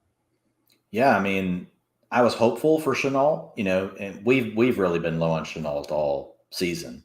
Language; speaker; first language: English; native; English